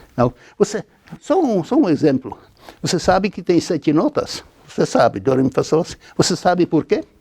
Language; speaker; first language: Portuguese; non-native, fluent; Czech